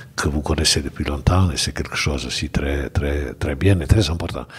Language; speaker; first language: French; non-native, fluent; Bosnian